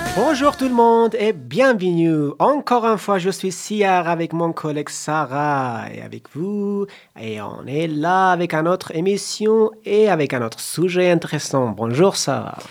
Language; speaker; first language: French; non-native, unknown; Persian